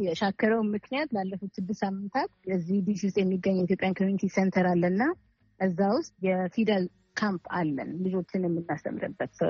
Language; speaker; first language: Amharic; native; Amharic